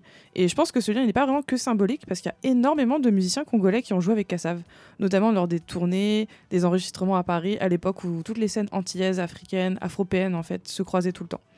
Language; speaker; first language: French; early bilingual, heritage; French